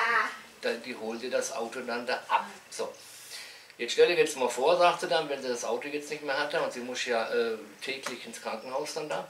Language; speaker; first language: German; native; German